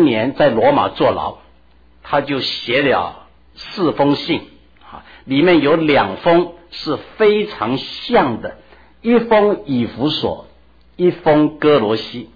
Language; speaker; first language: Chinese; native; Chinese